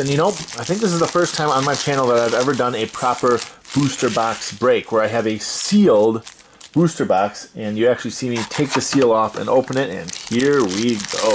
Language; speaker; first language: English; native; English